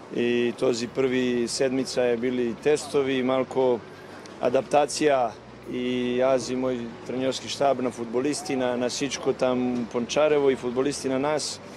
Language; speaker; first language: Bulgarian; non-native, learner; Macedonian